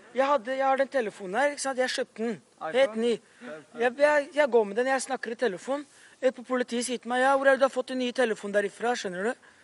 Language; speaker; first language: Norwegian; early bilingual, other home language; Arabic